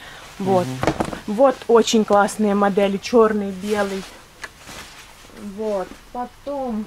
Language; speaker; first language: Russian; native; Russian